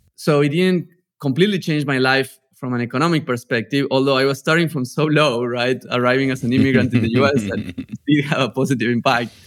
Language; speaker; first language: English; non-native, fluent; Spanish